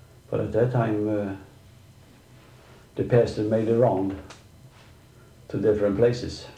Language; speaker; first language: English; non-native, fluent; Swedish